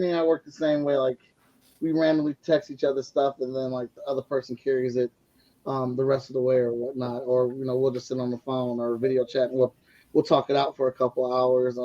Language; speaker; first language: English; native; English